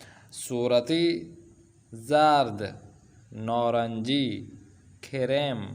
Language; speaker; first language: Persian; non-native, fluent; Urdu